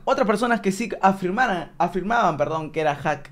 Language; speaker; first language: Spanish; native; Spanish